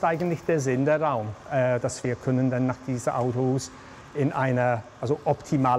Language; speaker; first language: German; non-native, fluent; English